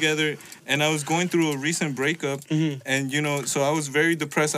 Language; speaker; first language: English; non-native, fluent; Spanish